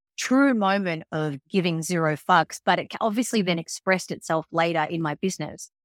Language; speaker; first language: English; early bilingual, other home language; Filipino